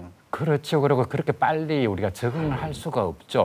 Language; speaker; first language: Korean; native; Korean